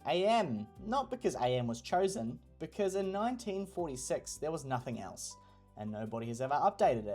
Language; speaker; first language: English; native; English